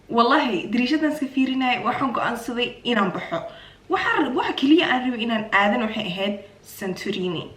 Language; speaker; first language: Somali; early bilingual, heritage; Somali